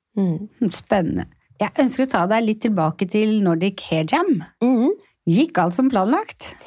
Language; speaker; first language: Norwegian; native; Norwegian